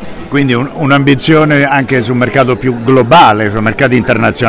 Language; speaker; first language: Italian; native; Italian